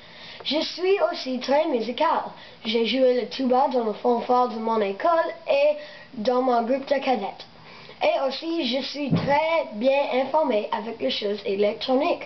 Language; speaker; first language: French; non-native, learner; English